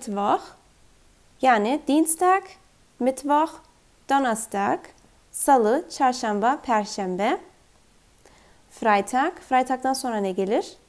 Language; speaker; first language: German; non-native, fluent; Turkish